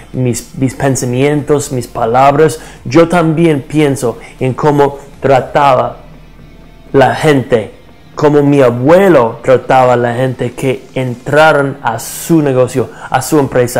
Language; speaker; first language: Spanish; non-native, learner; English